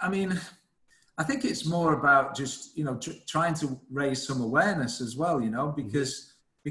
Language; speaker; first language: English; native; English